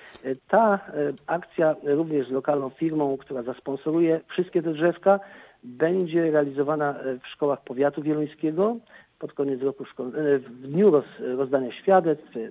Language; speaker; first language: Polish; native; Polish